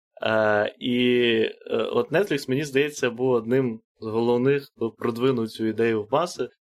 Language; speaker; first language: Ukrainian; native; Ukrainian